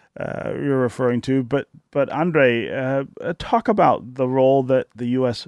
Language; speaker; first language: English; native; English